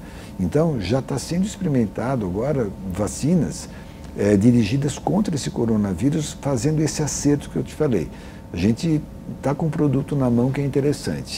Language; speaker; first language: Portuguese; native; Portuguese